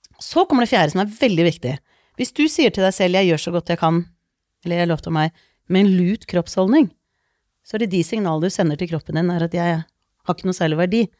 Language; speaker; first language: Norwegian; early bilingual, other home language; Icelandic